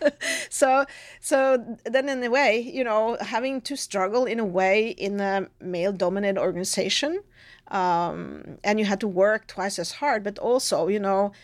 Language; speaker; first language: English; non-native, fluent; Norwegian